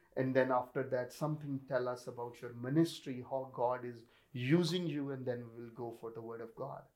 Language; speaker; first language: English; non-native, local second language; Urdu